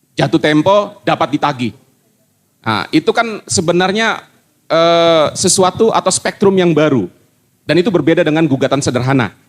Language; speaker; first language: Indonesian; native; Indonesian